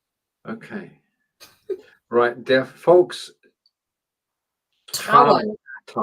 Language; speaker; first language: German; non-native, learner; English